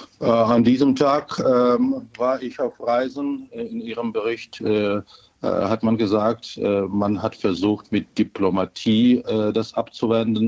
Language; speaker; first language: German; non-native, fluent; Ukrainian